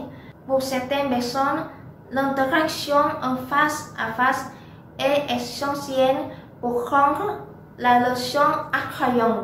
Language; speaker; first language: French; non-native, learner; Vietnamese